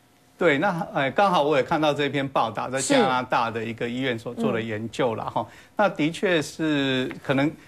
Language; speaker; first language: Chinese; native; Chinese